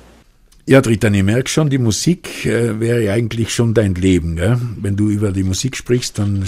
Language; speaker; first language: German; native; German